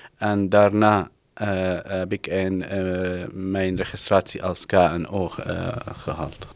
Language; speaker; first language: Dutch; non-native, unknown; Arabic